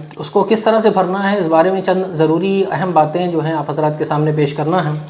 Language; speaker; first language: Urdu; native; Urdu